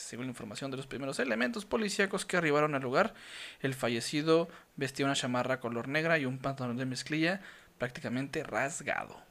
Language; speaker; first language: Spanish; native; Spanish